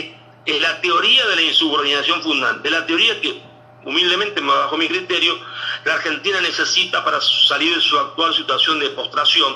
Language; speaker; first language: Spanish; native; Spanish